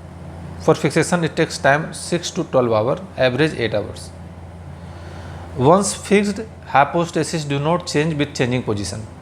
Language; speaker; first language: English; non-native, local second language; Hindi